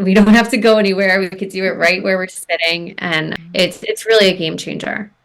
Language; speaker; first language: English; native; English